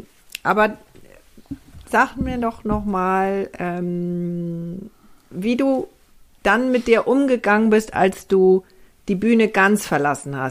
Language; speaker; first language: German; native; German